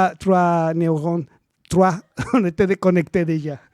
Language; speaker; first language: French; non-native, learner; Spanish